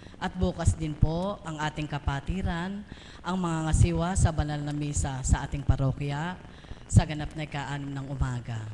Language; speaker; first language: Filipino; native; Filipino